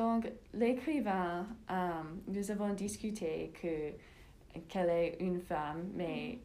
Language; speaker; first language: French; non-native, learner; English